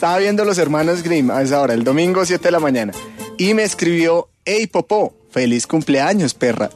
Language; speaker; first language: Spanish; native; Spanish